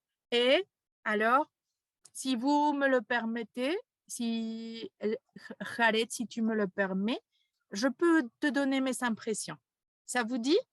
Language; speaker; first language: French; non-native, fluent; Spanish